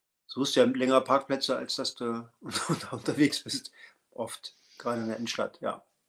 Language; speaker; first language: German; native; German